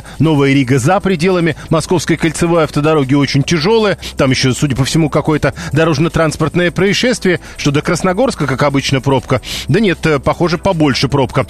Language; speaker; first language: Russian; native; Russian